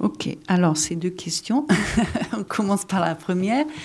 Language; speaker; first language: French; non-native, fluent; Catalan